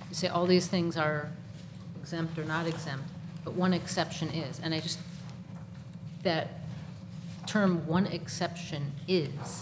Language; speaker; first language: English; native; English